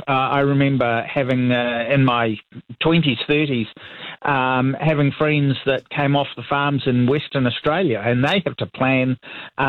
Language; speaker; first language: English; native; English